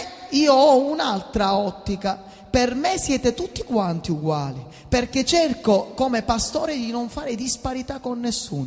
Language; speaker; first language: Italian; native; Italian